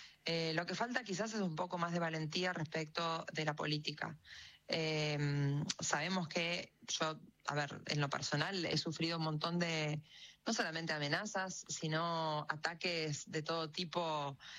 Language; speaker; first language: Spanish; native; Spanish